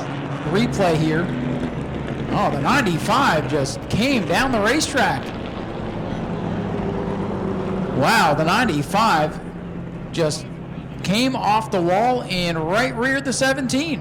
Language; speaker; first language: English; native; English